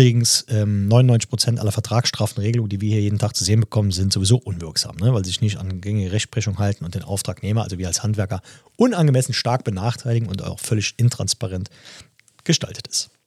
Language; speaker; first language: German; native; German